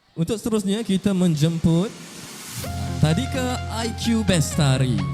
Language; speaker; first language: Malay; native; Malay